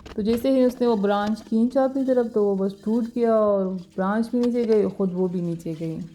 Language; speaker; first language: Urdu; non-native, local second language; Pashto